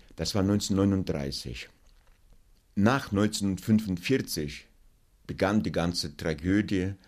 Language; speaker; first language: German; non-native, fluent; Russian